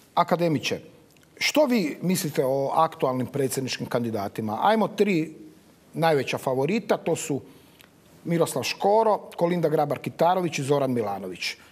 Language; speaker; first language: Croatian; native; Croatian